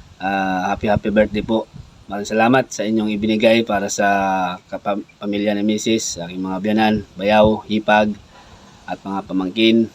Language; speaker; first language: Filipino; non-native, local second language; Cebuano